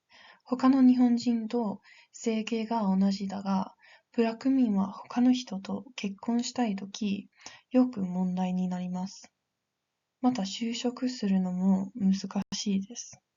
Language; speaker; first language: Japanese; non-native, learner; English